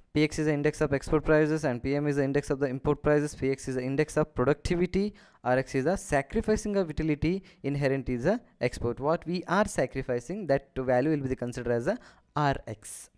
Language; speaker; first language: English; non-native, local second language; Kannada